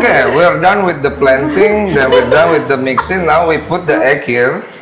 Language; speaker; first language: English; non-native, local second language; Indonesian